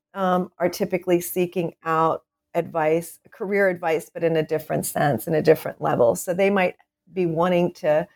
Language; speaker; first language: English; native; English